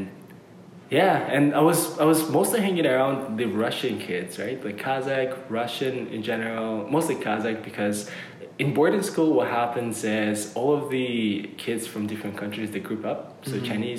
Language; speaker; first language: English; early bilingual, other home language; Uzbek